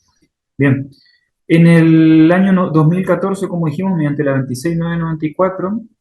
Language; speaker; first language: Spanish; native; Spanish